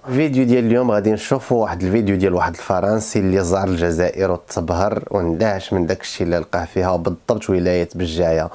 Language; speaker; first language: Arabic; native; Arabic